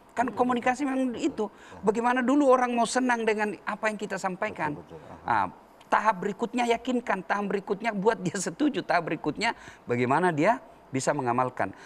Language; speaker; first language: Indonesian; native; Indonesian